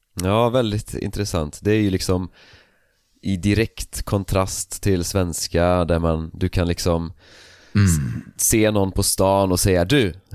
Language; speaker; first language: Swedish; native; Swedish